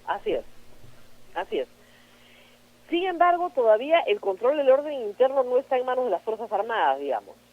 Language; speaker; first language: Spanish; native; Spanish